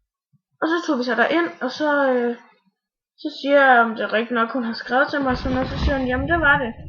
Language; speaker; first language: Danish; native; Danish